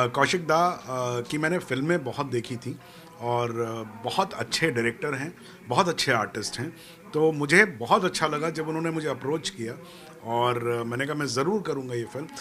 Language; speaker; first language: Hindi; native; Hindi